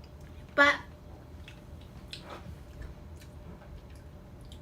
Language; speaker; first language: English; non-native, learner; Vietnamese